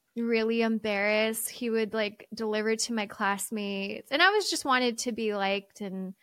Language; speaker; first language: English; early bilingual, other home language; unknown